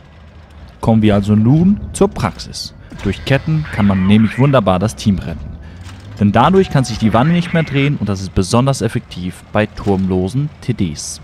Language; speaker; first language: German; native; German